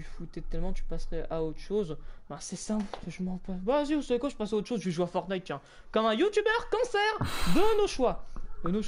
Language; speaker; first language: French; native; French